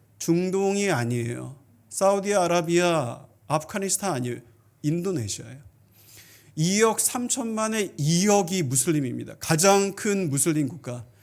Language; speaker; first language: Korean; native; Korean